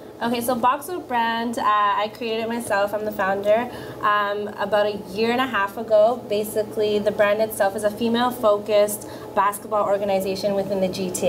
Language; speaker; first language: English; early bilingual, other home language; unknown